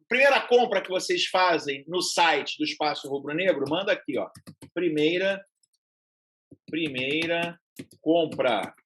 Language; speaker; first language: Portuguese; native; Portuguese